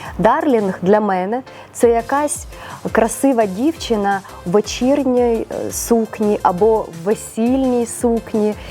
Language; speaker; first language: Ukrainian; non-native, local second language; Russian